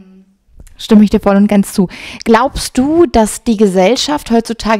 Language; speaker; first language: German; native; German